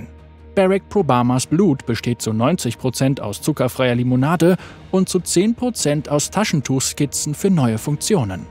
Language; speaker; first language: German; native; German